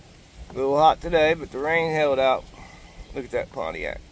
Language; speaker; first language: English; native; English